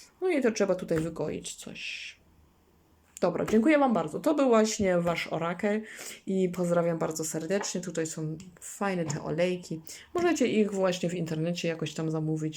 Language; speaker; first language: Polish; non-native, learner; German